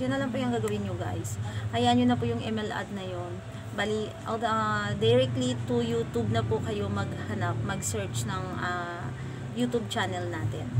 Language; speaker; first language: Filipino; non-native, local second language; Cebuano